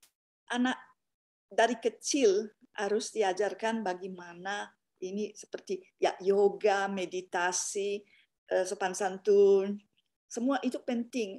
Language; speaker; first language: Indonesian; non-native, fluent; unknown